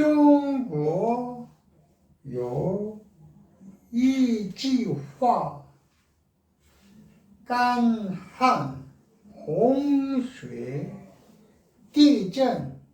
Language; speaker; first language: Chinese; non-native, learner; Korean